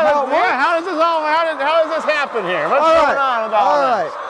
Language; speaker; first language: English; native; English